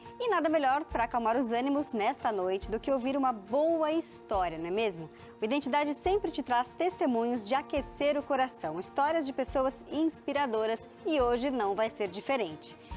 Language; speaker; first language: Portuguese; native; Portuguese